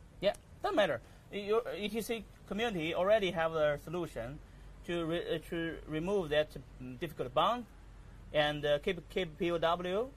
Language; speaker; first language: English; non-native, learner; Chinese